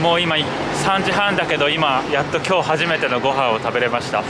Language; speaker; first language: Japanese; native; Japanese